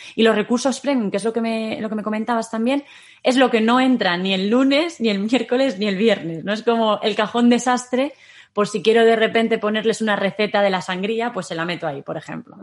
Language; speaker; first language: Spanish; native; Spanish